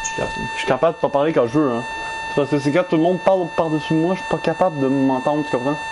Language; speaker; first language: French; native; French